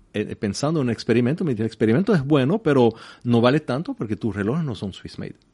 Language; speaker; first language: Spanish; non-native, fluent; French